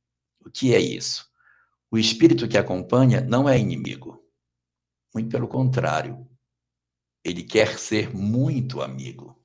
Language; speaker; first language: Portuguese; native; Portuguese